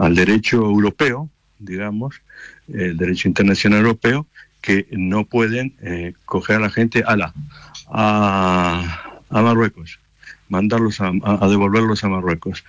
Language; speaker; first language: Spanish; native; Spanish